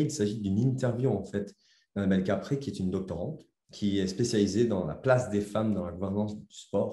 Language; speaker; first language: French; native; French